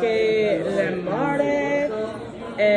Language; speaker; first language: Italian; non-native, learner; English